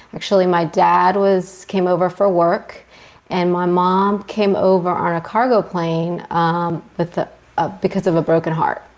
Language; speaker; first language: English; early bilingual, other home language; Spanish